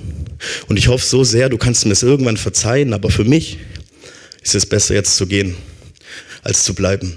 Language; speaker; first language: German; native; German